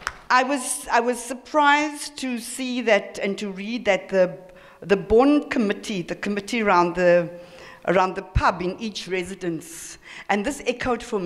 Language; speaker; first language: English; early bilingual, other home language; Afrikaans